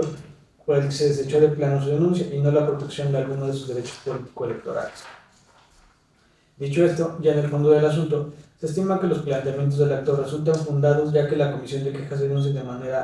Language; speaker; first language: Spanish; native; Spanish